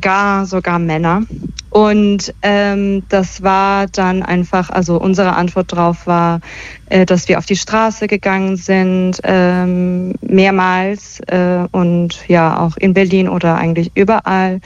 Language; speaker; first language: German; early bilingual, other home language; Persian